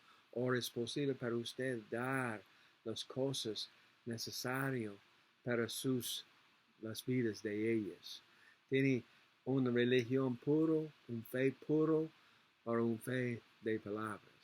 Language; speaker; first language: Spanish; non-native, learner; English